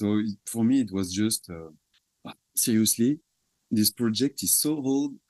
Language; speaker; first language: English; non-native, fluent; French